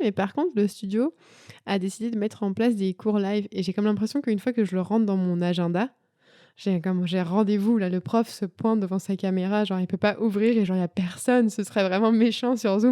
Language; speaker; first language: French; native; French